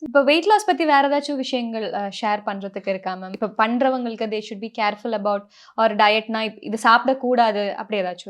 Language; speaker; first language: Tamil; native; Tamil